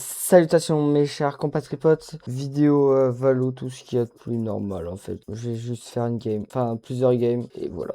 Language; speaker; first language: French; native; French